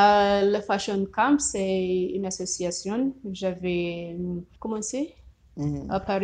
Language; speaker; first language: French; non-native, learner; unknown